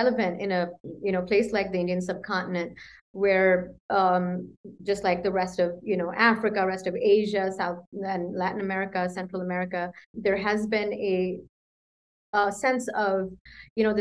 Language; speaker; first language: English; non-native, local second language; Punjabi